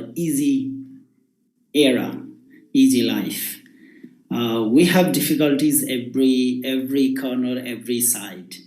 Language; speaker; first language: English; non-native, local second language; Nepali